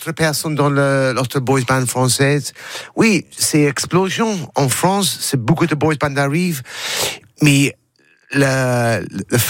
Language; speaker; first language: French; non-native, learner; English